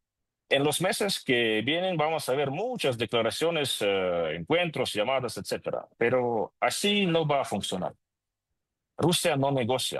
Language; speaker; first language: Spanish; non-native, fluent; Ukrainian